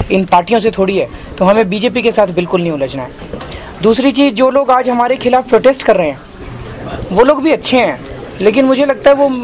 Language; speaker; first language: Hindi; native; Hindi